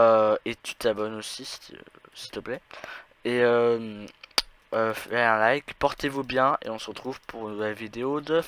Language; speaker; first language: French; native; French